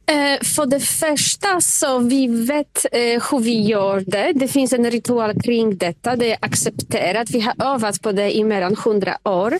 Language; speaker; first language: Swedish; non-native, fluent; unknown